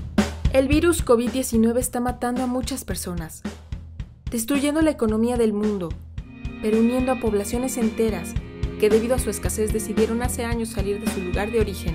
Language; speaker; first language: Spanish; native; Spanish